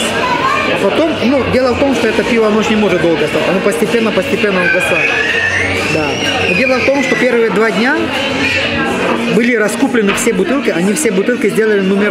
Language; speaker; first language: Russian; native; Russian